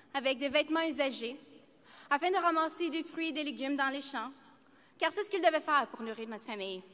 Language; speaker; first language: English; native; English